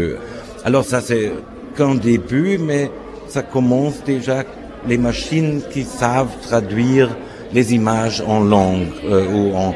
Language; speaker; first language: French; non-native, fluent; German